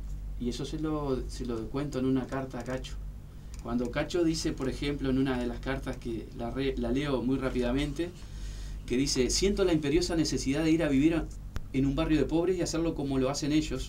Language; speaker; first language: Spanish; native; Spanish